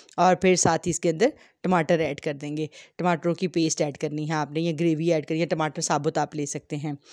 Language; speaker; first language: Hindi; native; Hindi